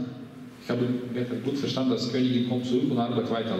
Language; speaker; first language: German; non-native, learner; Russian